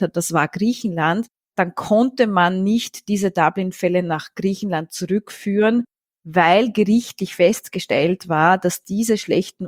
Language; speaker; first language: German; native; German